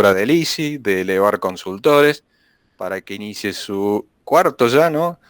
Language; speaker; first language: Spanish; native; Spanish